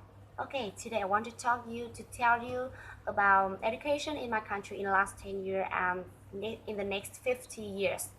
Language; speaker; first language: English; non-native, learner; Vietnamese